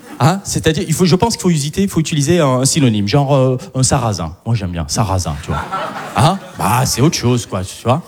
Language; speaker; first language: French; non-native, local second language; Arabic